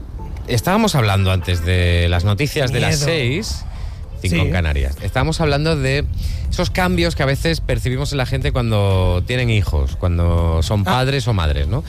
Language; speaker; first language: Spanish; native; Spanish